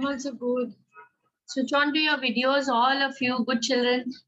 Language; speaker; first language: English; non-native, local second language; Hindi